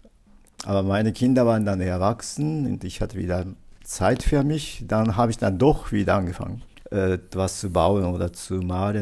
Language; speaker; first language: German; non-native, fluent; Japanese